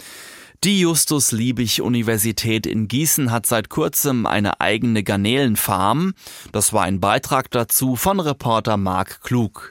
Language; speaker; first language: German; native; German